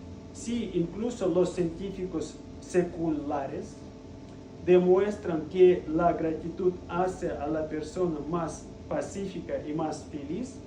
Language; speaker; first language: Spanish; non-native, fluent; Russian